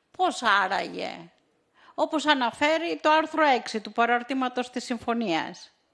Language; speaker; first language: Greek; native; Greek